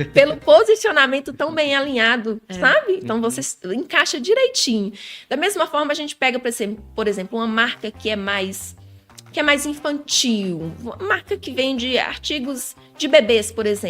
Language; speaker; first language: Portuguese; native; Portuguese